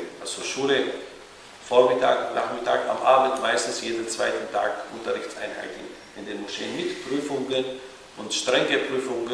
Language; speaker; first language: German; non-native, fluent; Arabic